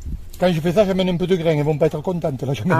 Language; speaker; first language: French; native; French